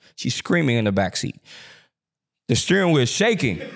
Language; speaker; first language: English; early bilingual, other home language; Spanish